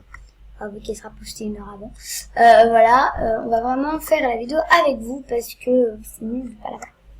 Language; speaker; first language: French; native; French